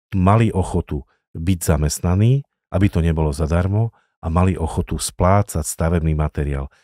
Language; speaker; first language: Slovak; native; Slovak